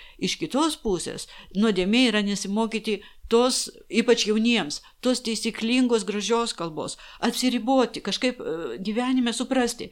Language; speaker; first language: Lithuanian; non-native, local second language; Polish